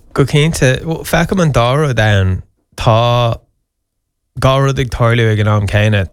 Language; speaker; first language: Irish; non-native, local second language; English